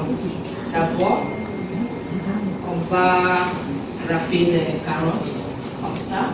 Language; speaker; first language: French; non-native, learner; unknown